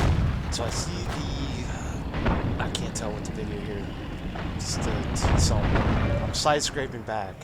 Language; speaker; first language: English; native; English